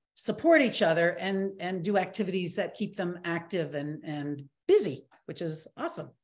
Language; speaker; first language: English; native; English